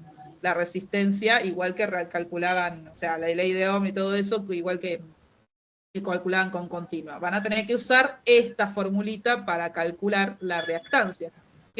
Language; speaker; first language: Spanish; native; Spanish